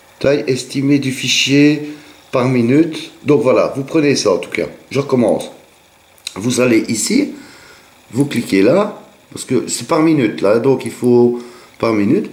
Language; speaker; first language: French; native; French